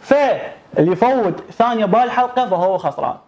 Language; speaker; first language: Arabic; native; Arabic